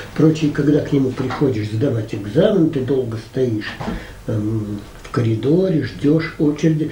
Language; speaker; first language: Russian; native; Russian